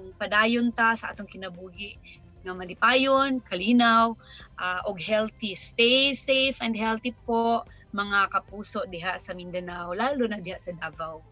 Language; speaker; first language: Cebuano; non-native, local second language; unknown